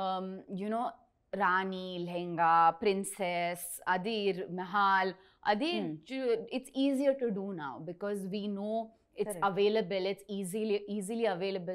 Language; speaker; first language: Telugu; non-native, learner; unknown